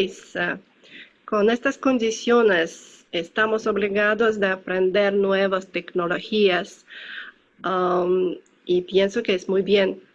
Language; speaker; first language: Spanish; non-native, learner; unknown